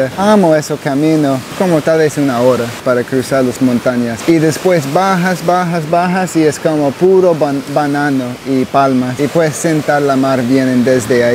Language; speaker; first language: Spanish; non-native, learner; English